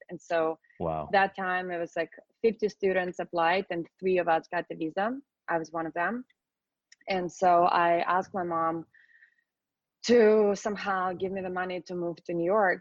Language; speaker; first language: English; non-native, fluent; Russian